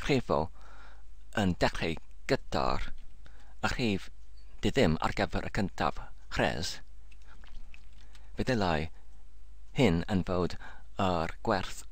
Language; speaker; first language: Welsh; non-native, learner; English